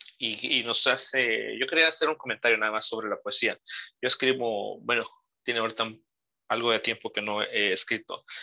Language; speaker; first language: Spanish; native; Spanish